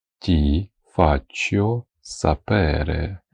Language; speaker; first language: Italian; non-native, fluent; Ukrainian